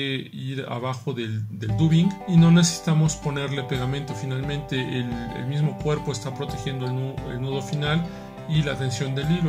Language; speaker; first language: Spanish; native; Spanish